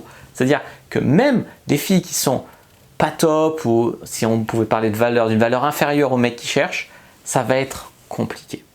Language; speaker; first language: French; native; French